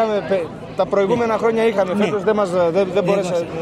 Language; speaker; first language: Greek; native; Greek